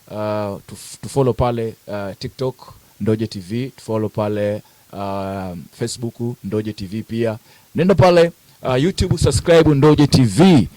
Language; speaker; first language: Swahili; native; Swahili